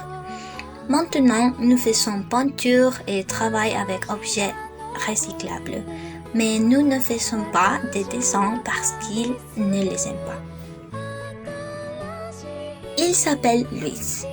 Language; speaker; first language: French; non-native, learner; Spanish